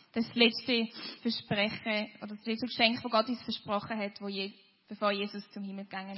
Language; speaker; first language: German; native; German